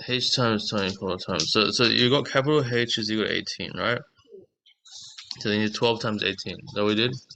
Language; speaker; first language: English; native; English